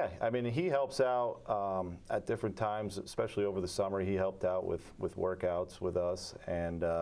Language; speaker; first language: English; native; English